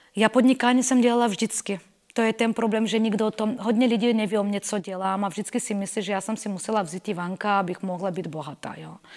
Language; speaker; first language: Czech; non-native, fluent; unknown